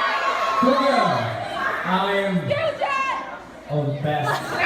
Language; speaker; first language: English; non-native, learner; Korean